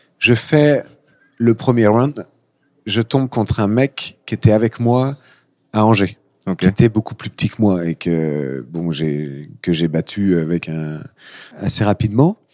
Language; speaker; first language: French; native; French